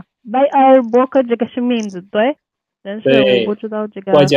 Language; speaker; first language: Chinese; non-native, learner; Arabic